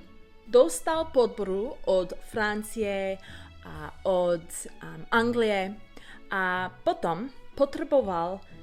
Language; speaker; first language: Czech; non-native, learner; English